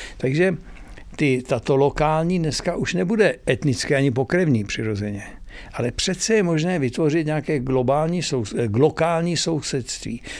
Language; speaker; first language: Czech; native; Czech